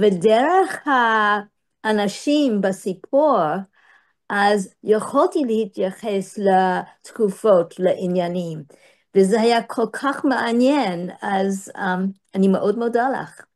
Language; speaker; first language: Hebrew; non-native, fluent; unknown